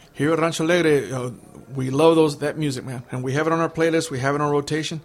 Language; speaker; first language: English; early bilingual, other home language; Spanish